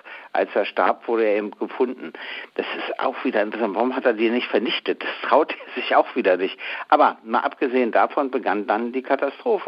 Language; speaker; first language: German; native; German